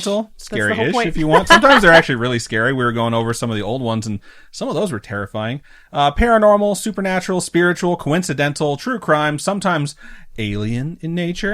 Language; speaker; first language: English; native; English